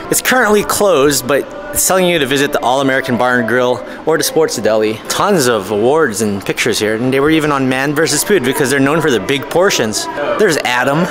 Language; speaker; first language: English; native; English